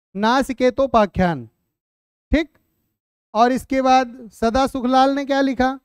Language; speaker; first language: Hindi; native; Hindi